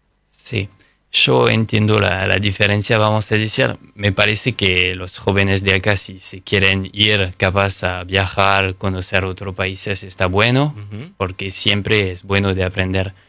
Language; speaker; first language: Spanish; non-native, fluent; French